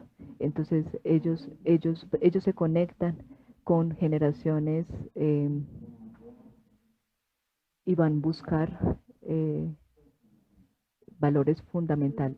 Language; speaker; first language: Spanish; non-native, fluent; French